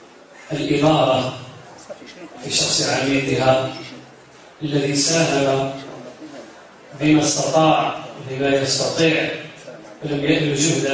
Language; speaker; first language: Arabic; native; Arabic